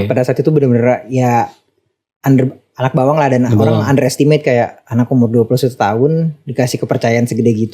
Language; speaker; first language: Indonesian; native; Indonesian